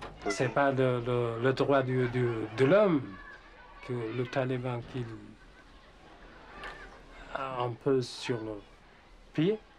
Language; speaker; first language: French; non-native, learner; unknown